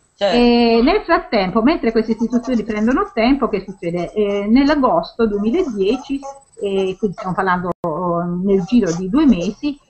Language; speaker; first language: Italian; native; Italian